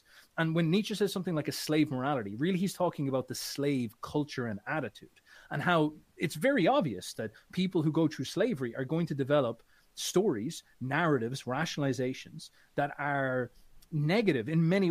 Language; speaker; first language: English; native; English